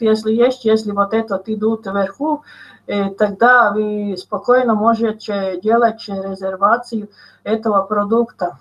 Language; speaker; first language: Russian; non-native, local second language; Latvian